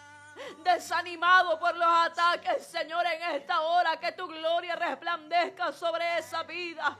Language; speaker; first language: Spanish; native; Spanish